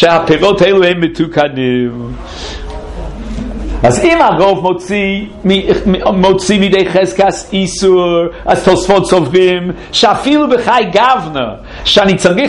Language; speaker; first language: Hebrew; non-native, fluent; English